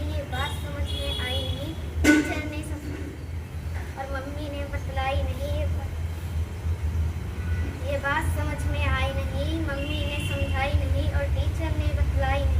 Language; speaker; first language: Hindi; native; Hindi